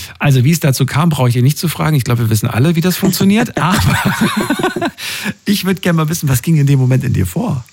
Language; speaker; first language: German; native; German